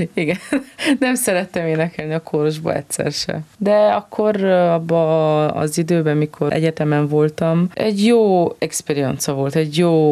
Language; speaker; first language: Hungarian; non-native, fluent; Romanian